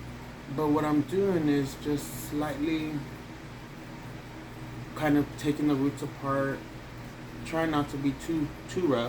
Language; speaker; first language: English; native; English